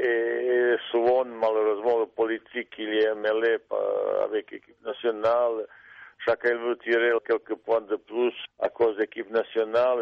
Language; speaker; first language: French; non-native, fluent; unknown